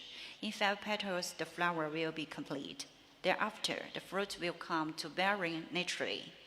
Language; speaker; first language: English; non-native, learner; Chinese